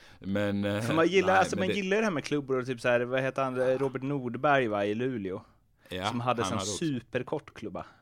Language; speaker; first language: Swedish; native; Swedish